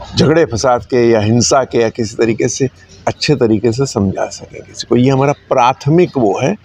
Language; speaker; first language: Hindi; native; Hindi